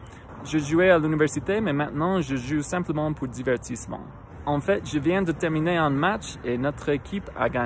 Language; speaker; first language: French; non-native, fluent; English